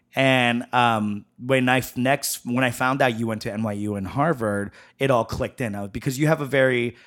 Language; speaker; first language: English; native; English